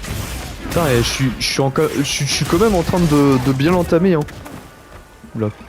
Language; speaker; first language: French; native; French